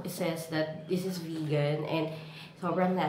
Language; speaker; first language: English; non-native, local second language; Filipino